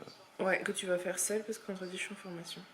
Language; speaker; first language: French; native; French